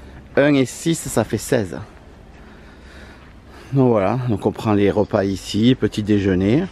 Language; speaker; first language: French; native; French